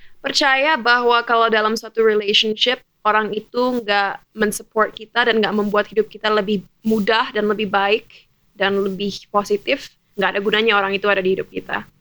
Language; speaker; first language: Indonesian; early bilingual, heritage; German